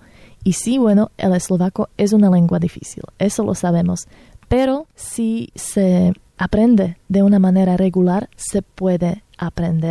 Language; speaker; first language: Spanish; non-native, fluent; Slovak